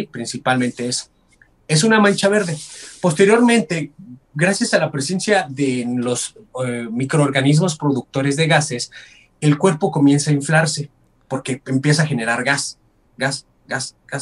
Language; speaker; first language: Spanish; native; Spanish